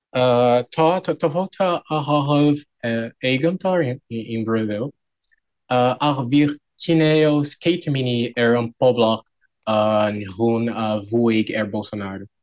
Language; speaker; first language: Irish; non-native, learner; Portuguese